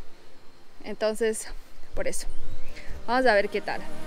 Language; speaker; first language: Spanish; native; Spanish